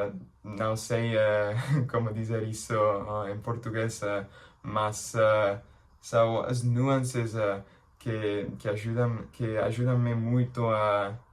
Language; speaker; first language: Portuguese; non-native, learner; English